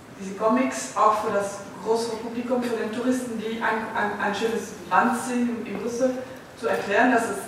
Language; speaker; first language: German; non-native, fluent; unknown